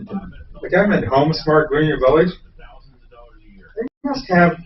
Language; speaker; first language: English; native; English